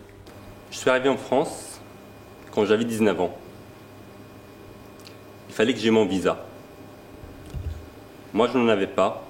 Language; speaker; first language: French; non-native, fluent; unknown